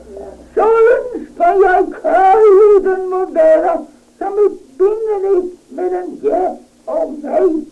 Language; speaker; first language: Swedish; non-native, learner; Danish